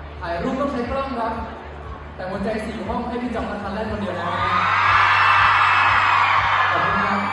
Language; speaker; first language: Thai; native; Thai